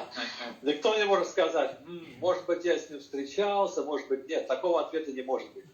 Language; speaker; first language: Russian; native; Russian